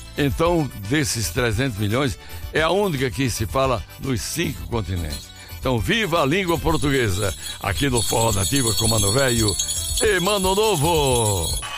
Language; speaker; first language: Portuguese; native; Portuguese